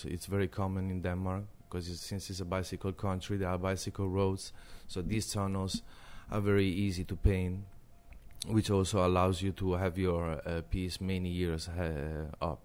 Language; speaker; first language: English; non-native, fluent; Italian